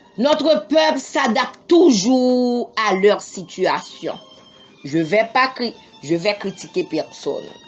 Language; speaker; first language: French; non-native, local second language; Haitian Creole